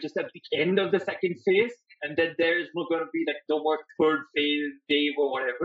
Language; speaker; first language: English; non-native, local second language; Hindi